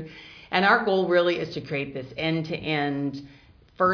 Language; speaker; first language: English; native; English